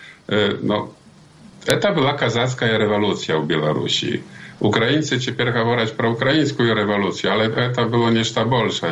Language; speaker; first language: Polish; non-native, local second language; Belarusian